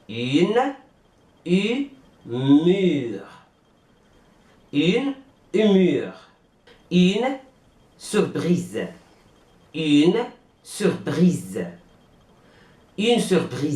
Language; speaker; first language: French; non-native, fluent; Arabic